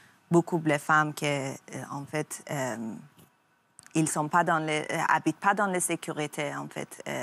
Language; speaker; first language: French; non-native, learner; Persian